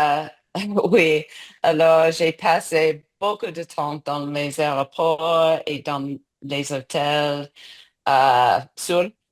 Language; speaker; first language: French; non-native, learner; English